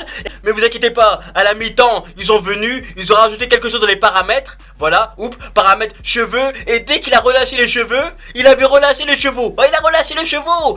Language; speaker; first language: French; native; French